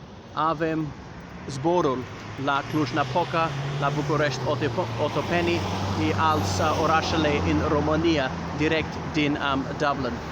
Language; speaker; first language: Romanian; non-native, learner; English